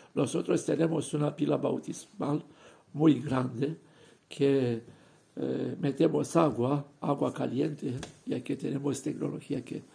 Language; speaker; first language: Spanish; non-native, fluent; Romanian